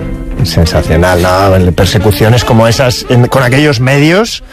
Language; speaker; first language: Spanish; native; Spanish